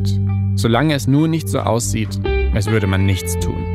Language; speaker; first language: German; native; German